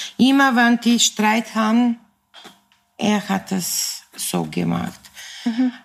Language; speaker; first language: German; non-native, fluent; Serbian